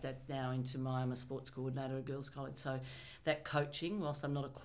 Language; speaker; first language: English; native; English